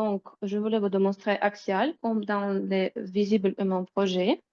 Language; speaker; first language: French; non-native, fluent; Russian